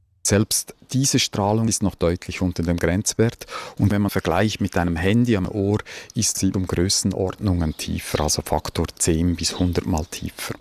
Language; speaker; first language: German; native; German